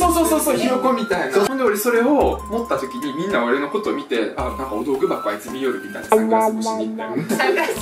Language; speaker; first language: Japanese; early bilingual, other home language; Russian